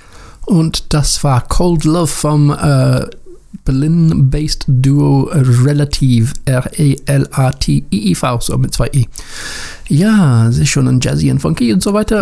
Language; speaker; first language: German; non-native, learner; English